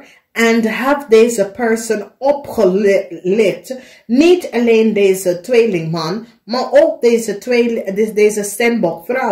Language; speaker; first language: Dutch; non-native, fluent; English